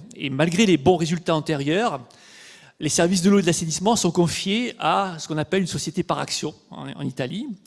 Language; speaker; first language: French; native; French